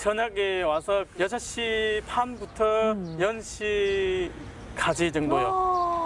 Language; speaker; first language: Korean; non-native, learner; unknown